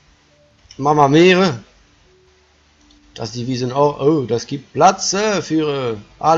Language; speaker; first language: German; non-native, fluent; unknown